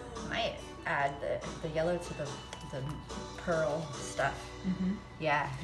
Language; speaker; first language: English; native; English